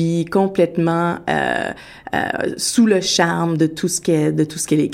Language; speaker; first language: French; native; French